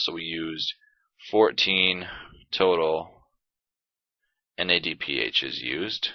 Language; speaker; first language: English; native; English